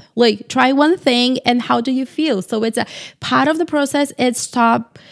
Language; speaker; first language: English; non-native, fluent; Portuguese